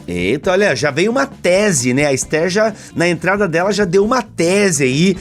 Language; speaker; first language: Portuguese; native; Portuguese